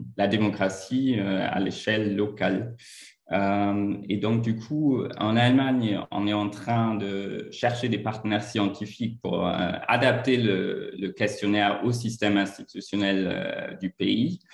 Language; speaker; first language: French; non-native, fluent; German